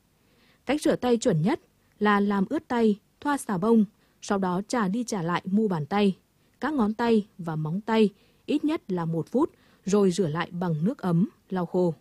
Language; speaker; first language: Vietnamese; native; Vietnamese